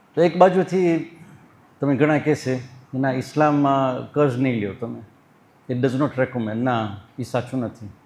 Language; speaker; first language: Gujarati; early bilingual, heritage; Gujarati